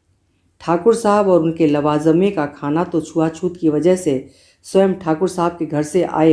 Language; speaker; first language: Hindi; native; Hindi